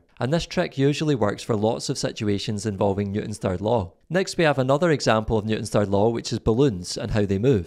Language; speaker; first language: English; native; English